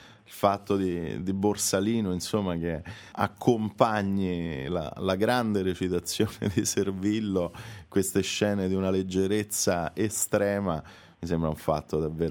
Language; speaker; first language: Italian; native; Italian